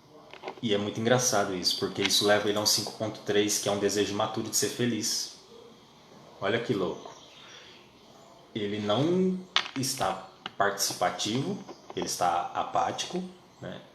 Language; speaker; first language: Portuguese; native; Portuguese